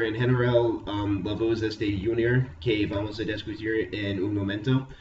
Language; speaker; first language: Spanish; non-native, fluent; English